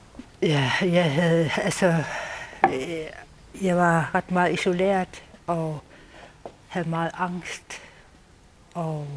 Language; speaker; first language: Danish; non-native, local second language; Kalaallisut